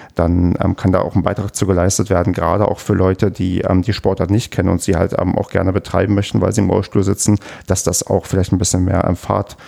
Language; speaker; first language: German; native; German